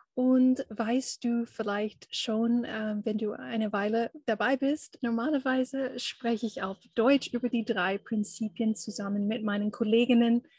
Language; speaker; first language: German; non-native, fluent; English